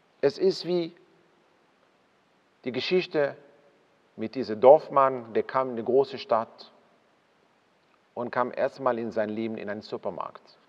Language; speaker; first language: German; non-native, fluent; Hebrew